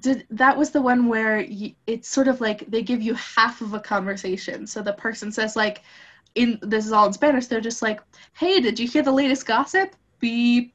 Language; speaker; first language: English; native; English